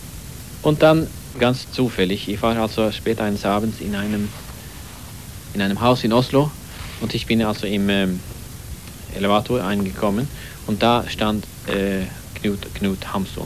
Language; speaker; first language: German; non-native, fluent; Norwegian